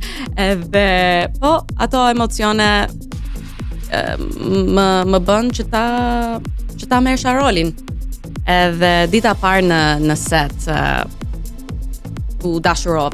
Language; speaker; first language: Albanian; early bilingual, heritage; Albanian